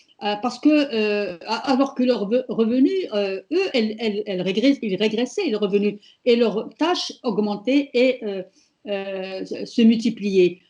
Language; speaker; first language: French; non-native, local second language; Berber languages